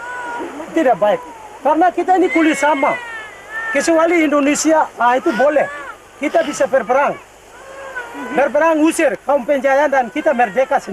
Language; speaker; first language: Indonesian; non-native, local second language; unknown